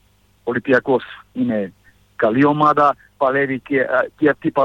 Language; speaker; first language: Greek; non-native, fluent; Serbian